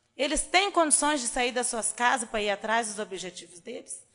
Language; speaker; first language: Portuguese; native; Portuguese